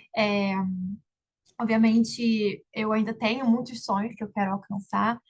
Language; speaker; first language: Portuguese; native; Portuguese